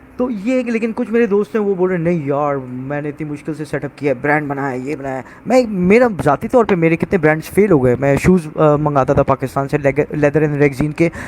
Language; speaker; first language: Urdu; native; Urdu